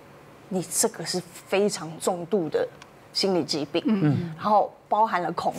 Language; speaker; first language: Chinese; native; Chinese